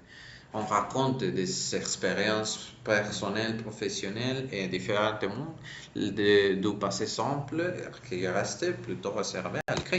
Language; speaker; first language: French; non-native, fluent; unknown